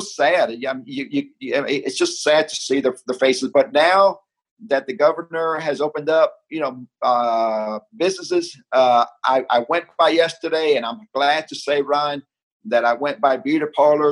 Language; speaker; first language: English; early bilingual, other home language; Spanish